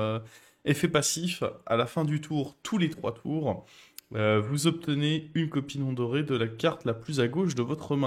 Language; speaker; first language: French; native; French